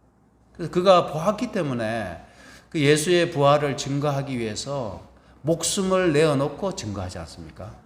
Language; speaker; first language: Korean; native; Korean